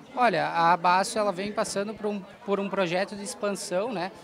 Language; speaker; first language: Portuguese; native; Portuguese